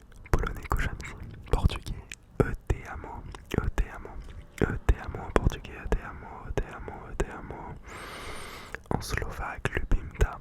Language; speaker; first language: French; native; French